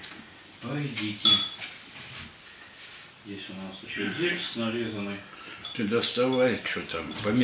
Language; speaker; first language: Russian; native; Russian